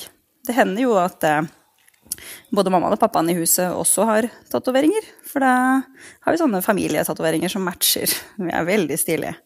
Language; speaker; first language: Norwegian; native; Norwegian